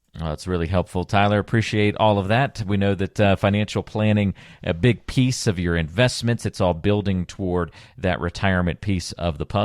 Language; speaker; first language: English; native; English